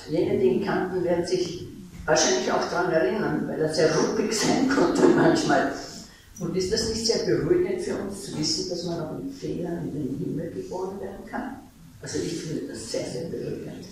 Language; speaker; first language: German; native; German